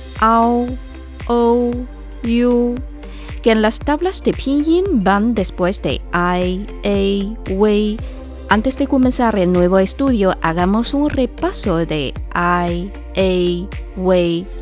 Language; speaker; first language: Spanish; non-native, fluent; Chinese